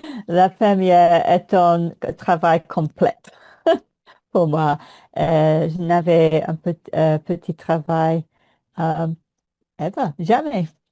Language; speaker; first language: French; non-native, learner; English